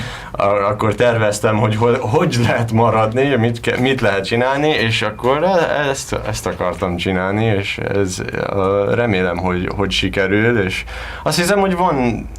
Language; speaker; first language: Hungarian; non-native, learner; English